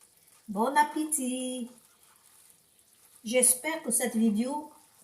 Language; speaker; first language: French; non-native, local second language; Arabic